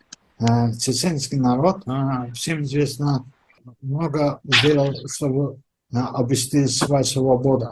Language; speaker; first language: Russian; non-native, fluent; Azerbaijani